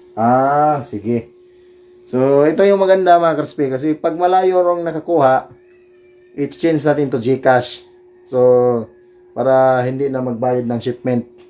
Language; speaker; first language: Filipino; non-native, local second language; Cebuano